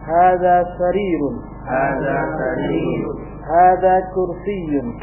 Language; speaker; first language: Arabic; non-native, fluent; Indonesian